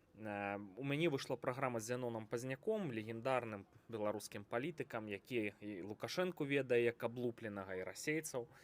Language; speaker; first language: Belarusian; native; Belarusian